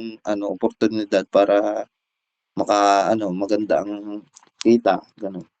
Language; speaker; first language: Filipino; native; Filipino